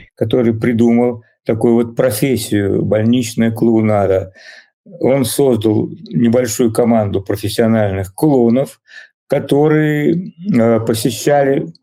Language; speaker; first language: Russian; native; Russian